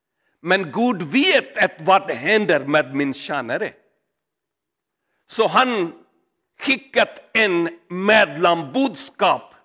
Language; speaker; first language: Swedish; non-native, learner; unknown